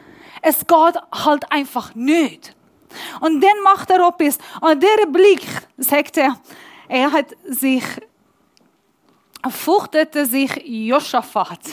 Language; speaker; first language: German; non-native, learner; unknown